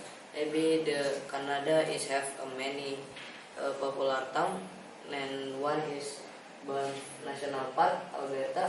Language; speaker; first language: English; non-native, learner; Indonesian